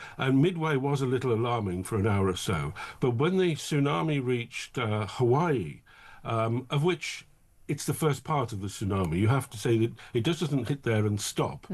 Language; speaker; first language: English; native; English